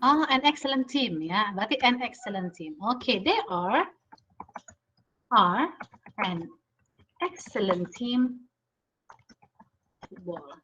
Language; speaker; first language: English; non-native, fluent; Indonesian